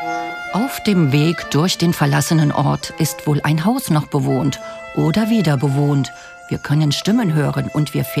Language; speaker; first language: German; native; German